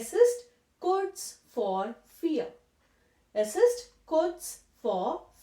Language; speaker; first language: German; non-native, fluent; Hindi